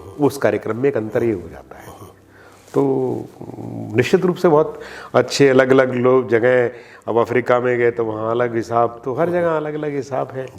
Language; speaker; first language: Hindi; non-native, local second language; Punjabi